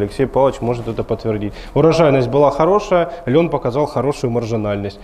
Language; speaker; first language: Russian; native; Russian